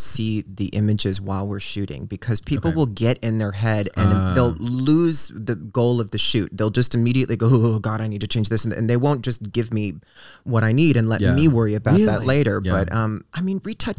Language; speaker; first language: English; native; English